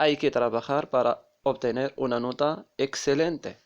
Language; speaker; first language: Spanish; non-native, fluent; Arabic